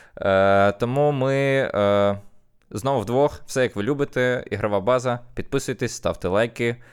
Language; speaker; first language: Ukrainian; native; Ukrainian